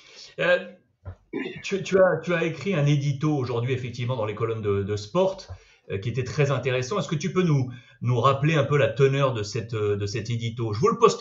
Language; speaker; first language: French; native; French